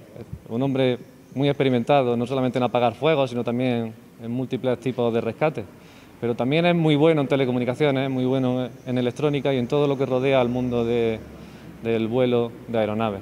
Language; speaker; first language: Spanish; native; Spanish